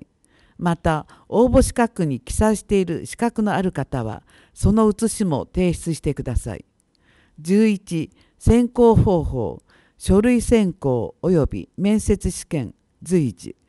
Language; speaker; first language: Japanese; native; Japanese